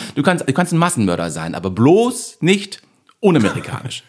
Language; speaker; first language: German; non-native, fluent; English